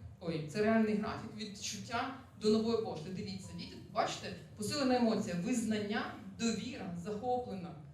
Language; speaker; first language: Ukrainian; non-native, local second language; Russian